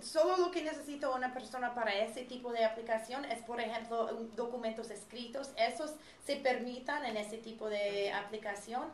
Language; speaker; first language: Spanish; non-native, fluent; English